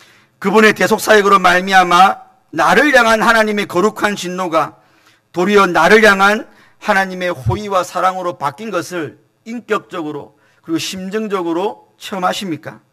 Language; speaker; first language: Korean; native; Korean